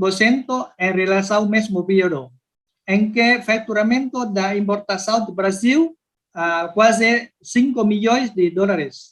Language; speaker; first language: Portuguese; non-native, learner; Vietnamese